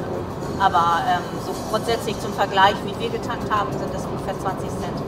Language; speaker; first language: German; native; German